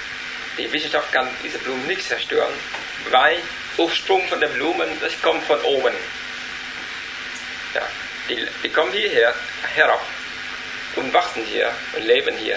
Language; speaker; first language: German; non-native, learner; Vietnamese